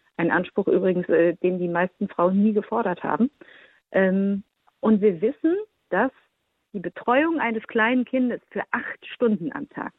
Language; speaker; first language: German; early bilingual, heritage; German